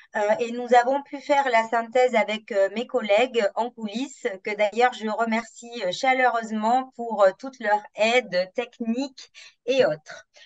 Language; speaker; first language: French; native; French